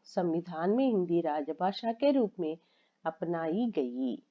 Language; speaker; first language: Hindi; non-native, local second language; Telugu